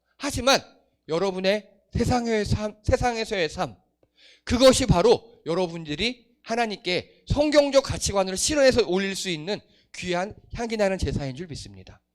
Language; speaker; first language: Korean; native; Korean